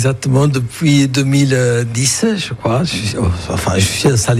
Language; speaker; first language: French; non-native, fluent; Italian